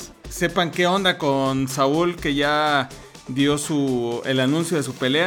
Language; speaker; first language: Spanish; native; Spanish